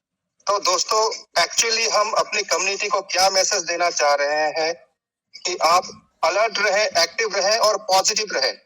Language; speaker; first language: Hindi; native; Hindi